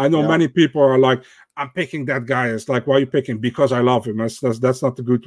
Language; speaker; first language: English; non-native, fluent; Dutch